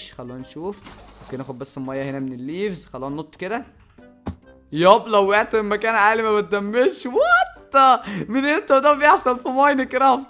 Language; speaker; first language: Arabic; native; Arabic